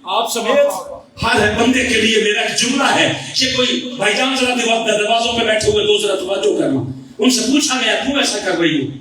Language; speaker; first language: Urdu; non-native, local second language; Punjabi